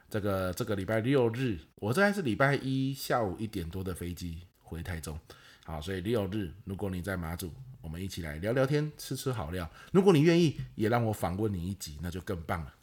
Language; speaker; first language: Chinese; native; Chinese